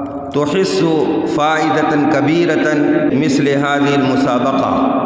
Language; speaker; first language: Arabic; non-native, fluent; Urdu